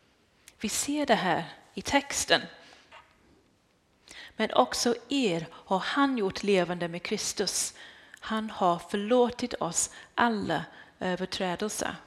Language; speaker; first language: Swedish; non-native, fluent; English